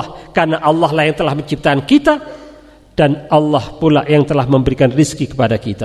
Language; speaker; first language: Indonesian; native; Indonesian